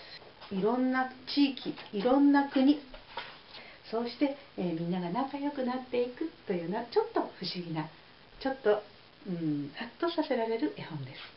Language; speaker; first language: Japanese; native; Japanese